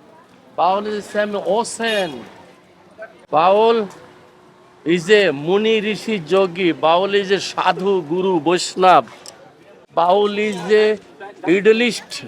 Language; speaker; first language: English; non-native, learner; Bangla